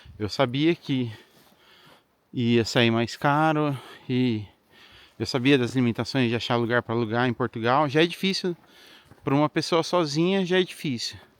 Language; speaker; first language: Portuguese; native; Portuguese